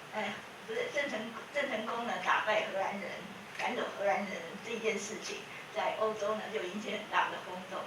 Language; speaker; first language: Chinese; native; Chinese